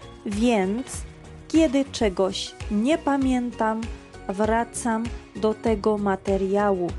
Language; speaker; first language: Polish; non-native, fluent; Georgian